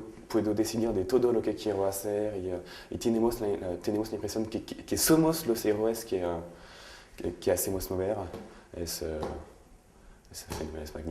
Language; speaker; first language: Spanish; non-native, learner; French